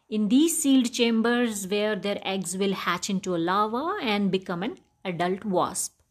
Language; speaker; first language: English; non-native, local second language; Dogri